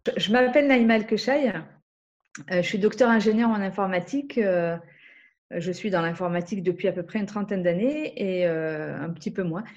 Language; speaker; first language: French; non-native, local second language; Arabic